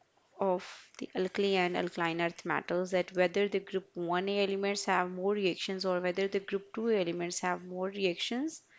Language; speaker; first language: English; non-native, local second language; Urdu